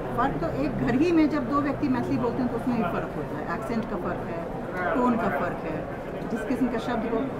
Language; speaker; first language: Hindi; non-native, local second language; Maithili